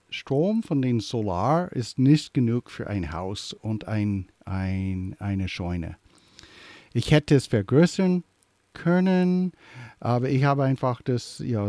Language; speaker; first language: German; early bilingual, heritage; English